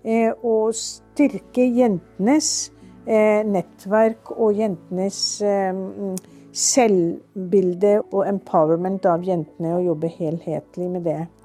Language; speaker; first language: Norwegian; non-native, fluent; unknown